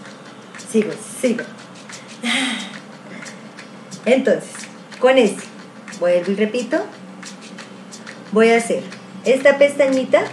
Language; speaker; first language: Spanish; native; Spanish